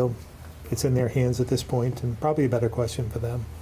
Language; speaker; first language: English; native; English